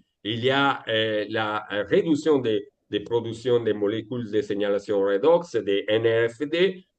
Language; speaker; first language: French; non-native, learner; Italian